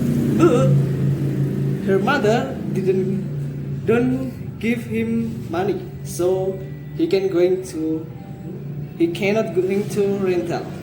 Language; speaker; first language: English; non-native, learner; Indonesian